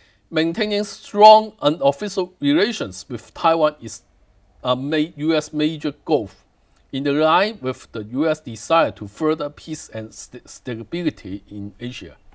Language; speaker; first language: English; non-native, local second language; Cantonese